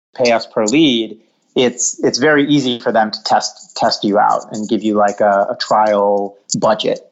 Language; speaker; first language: English; native; English